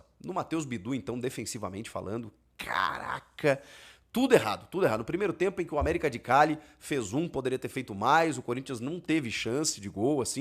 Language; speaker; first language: Portuguese; native; Portuguese